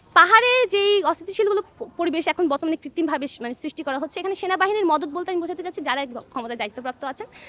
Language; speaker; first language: Bangla; non-native, local second language; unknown